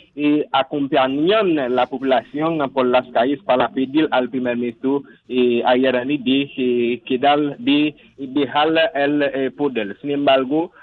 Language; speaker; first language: Spanish; non-native, learner; Haitian Creole